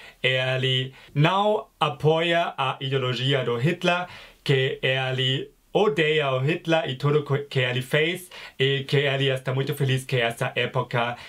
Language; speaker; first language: Portuguese; non-native, fluent; German